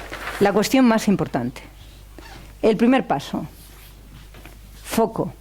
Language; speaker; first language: Spanish; native; Spanish